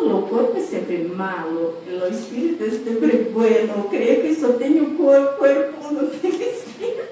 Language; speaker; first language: Spanish; non-native, fluent; Portuguese